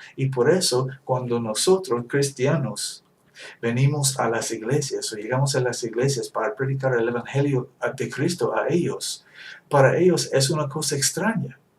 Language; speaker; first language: Spanish; non-native, fluent; English